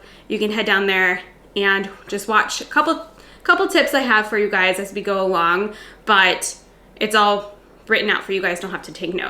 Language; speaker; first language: English; native; English